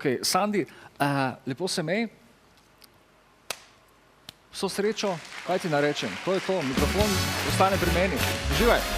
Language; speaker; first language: Slovenian; native; Slovenian